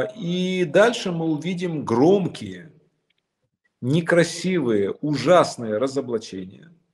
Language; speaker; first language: Russian; native; Russian